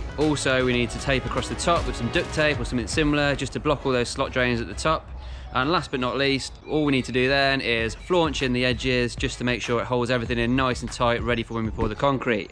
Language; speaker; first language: English; native; English